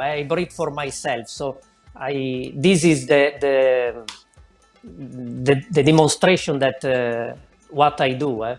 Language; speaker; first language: English; non-native, learner; Italian